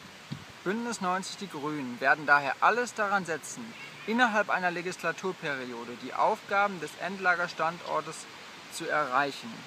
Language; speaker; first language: German; native; German